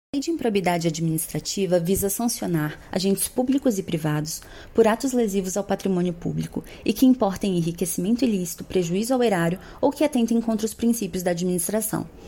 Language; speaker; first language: Portuguese; native; Portuguese